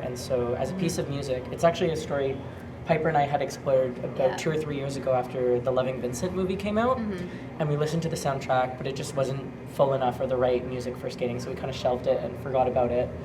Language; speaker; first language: English; native; English